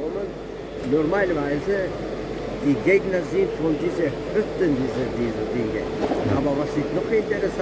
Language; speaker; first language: German; non-native, learner; Albanian